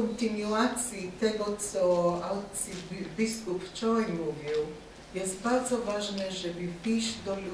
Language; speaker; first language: Polish; non-native, fluent; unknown